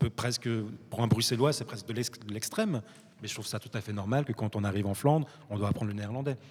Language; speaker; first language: French; early bilingual, other home language; Arabic